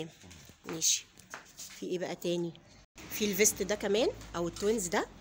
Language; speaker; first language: Arabic; native; Arabic